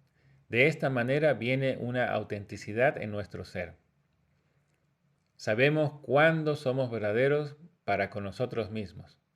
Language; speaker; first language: Spanish; native; Spanish